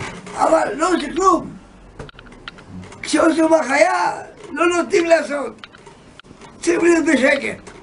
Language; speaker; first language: Hebrew; non-native, fluent; Yiddish